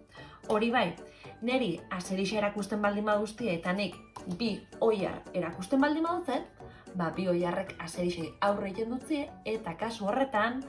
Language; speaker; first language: Basque; native; Basque